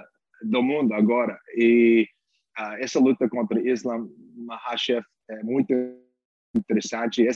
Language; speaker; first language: Portuguese; non-native, learner; English